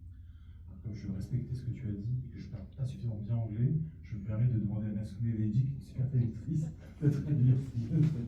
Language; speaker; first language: French; native; French